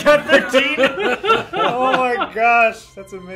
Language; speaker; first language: English; native; English